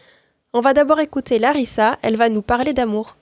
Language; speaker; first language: French; native; French